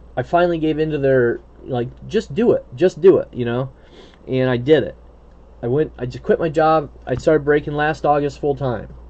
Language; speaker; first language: English; native; English